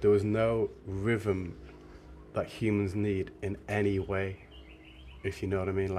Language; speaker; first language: English; native; English